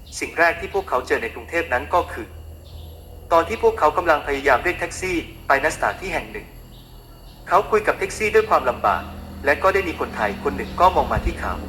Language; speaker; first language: Thai; native; Thai